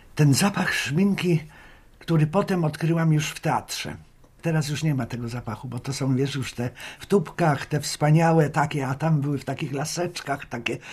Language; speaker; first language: Polish; native; Polish